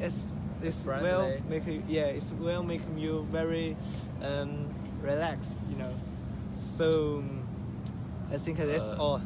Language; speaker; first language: English; non-native, learner; Chinese